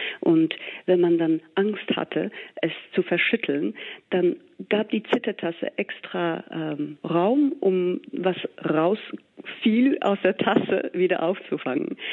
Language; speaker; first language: German; non-native, fluent; English